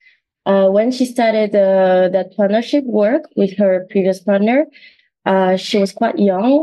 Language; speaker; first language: English; non-native, fluent; French